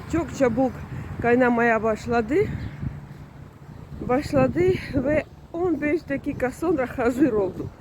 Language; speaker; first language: Turkish; non-native, learner; Russian